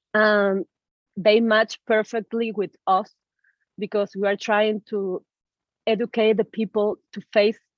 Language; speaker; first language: English; non-native, learner; Spanish